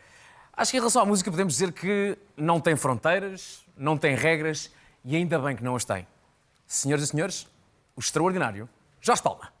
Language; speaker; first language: Portuguese; native; Portuguese